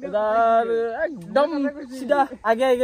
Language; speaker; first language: Hindi; non-native, local second language; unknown